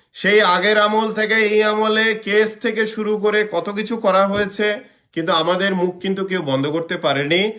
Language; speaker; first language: Bangla; native; Bangla